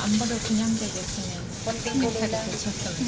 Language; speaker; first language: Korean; non-native, learner; Filipino